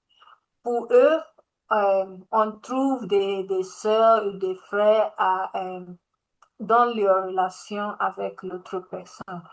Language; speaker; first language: French; non-native, learner; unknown